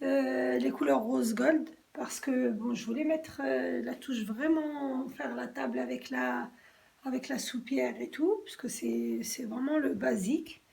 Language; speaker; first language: French; native; French